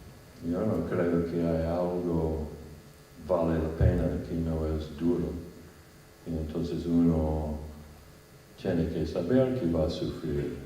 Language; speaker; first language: Spanish; non-native, fluent; English